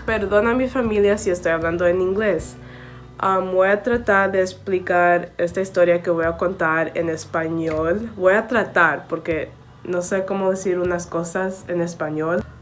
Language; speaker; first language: Spanish; early bilingual, other home language; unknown